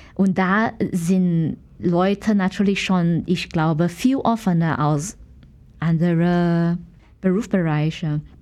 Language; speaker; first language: German; non-native, fluent; Chinese